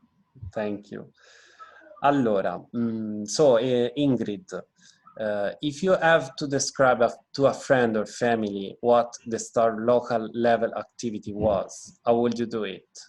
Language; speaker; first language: English; non-native, fluent; Italian